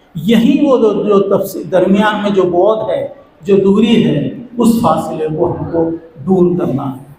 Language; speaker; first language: Urdu; native; Urdu